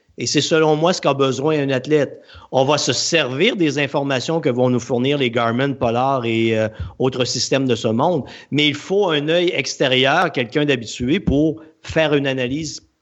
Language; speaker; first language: French; native; French